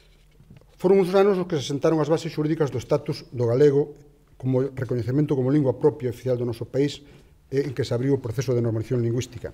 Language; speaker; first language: Galician; native; Galician